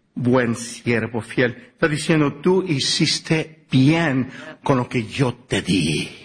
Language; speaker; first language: Spanish; early bilingual, heritage; Spanish